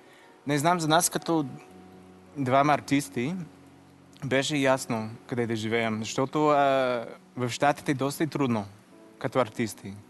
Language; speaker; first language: Bulgarian; non-native, learner; English